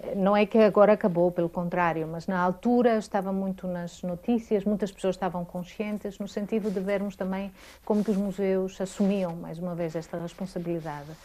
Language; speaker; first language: Portuguese; non-native, fluent; Greek